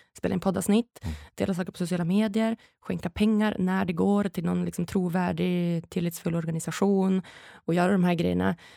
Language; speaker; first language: Swedish; native; Swedish